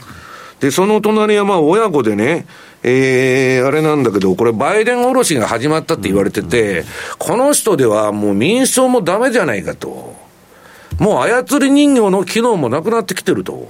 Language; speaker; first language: Japanese; native; Japanese